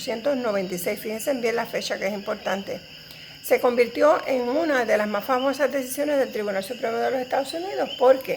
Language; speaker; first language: Spanish; native; Spanish